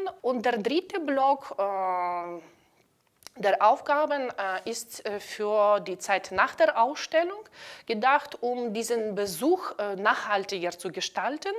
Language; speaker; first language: German; non-native, fluent; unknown